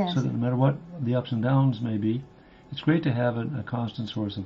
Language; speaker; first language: English; native; English